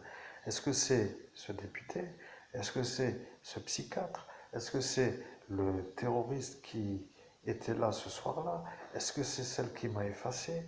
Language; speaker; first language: French; native; French